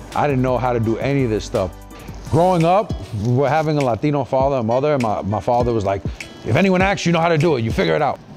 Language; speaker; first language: English; native; English